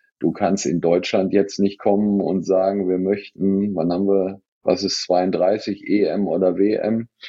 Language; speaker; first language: German; native; German